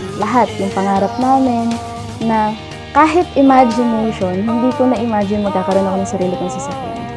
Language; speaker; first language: Filipino; native; Filipino